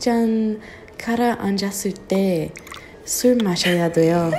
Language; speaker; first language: Korean; non-native, learner; English